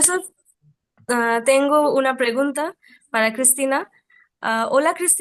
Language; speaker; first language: Spanish; non-native, fluent; Bangla